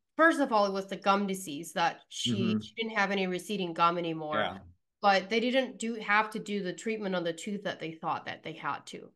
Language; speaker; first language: English; early bilingual, other home language; Pennsylvania German